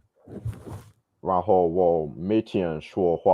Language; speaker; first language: Chinese; non-native, learner; English